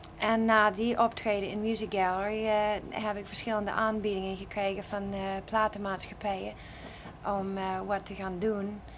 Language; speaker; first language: Dutch; non-native, fluent; English